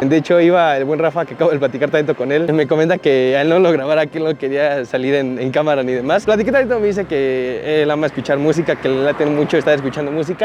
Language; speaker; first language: Spanish; native; Spanish